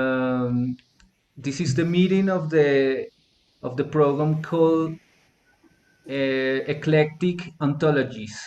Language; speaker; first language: English; non-native, fluent; Spanish